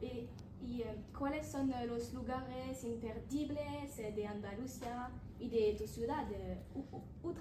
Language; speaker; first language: Spanish; non-native, learner; French